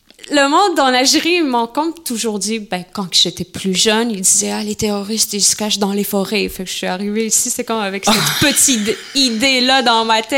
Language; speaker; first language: French; non-native, local second language; Kabyle